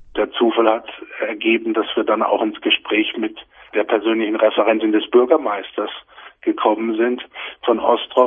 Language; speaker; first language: German; native; German